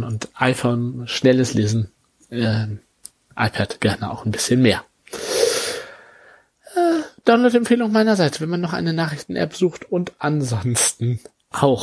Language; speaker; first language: German; native; German